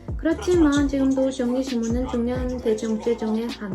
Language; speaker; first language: Korean; non-native, fluent; Mongolian